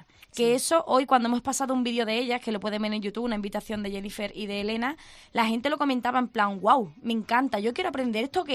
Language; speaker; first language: Spanish; native; Spanish